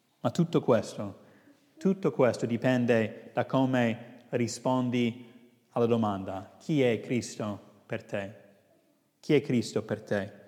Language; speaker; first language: Italian; non-native, fluent; English